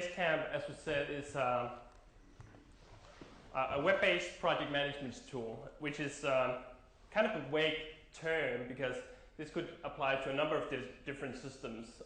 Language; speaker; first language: English; non-native, fluent; Danish